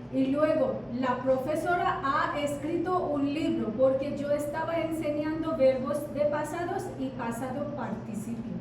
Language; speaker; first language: Spanish; non-native, fluent; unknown